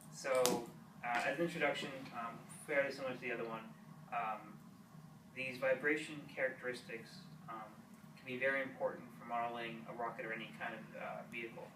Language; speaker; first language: English; native; English